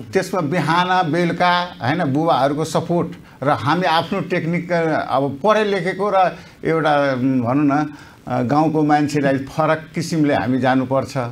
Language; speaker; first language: Nepali; non-native, local second language; Maithili